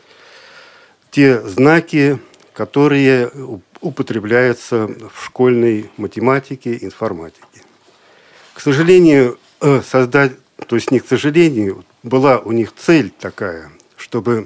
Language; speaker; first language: Russian; native; Russian